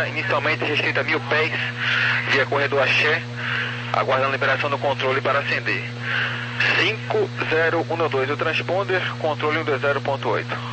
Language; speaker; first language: Portuguese; native; Portuguese